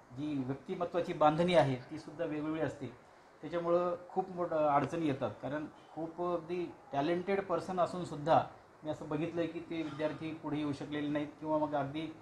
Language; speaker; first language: Marathi; native; Marathi